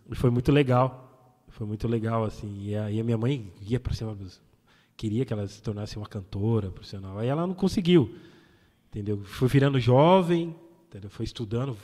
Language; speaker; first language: Portuguese; native; Portuguese